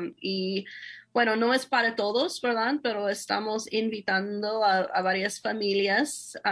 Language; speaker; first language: Spanish; non-native, fluent; English